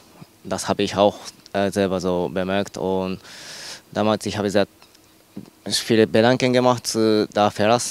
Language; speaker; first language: German; non-native, learner; Japanese